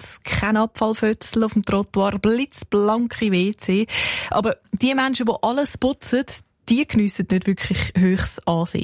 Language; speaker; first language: German; native; German